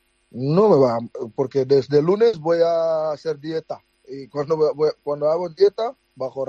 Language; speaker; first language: Spanish; non-native, fluent; Dutch